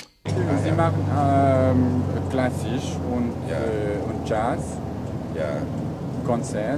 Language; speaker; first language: German; non-native, learner; French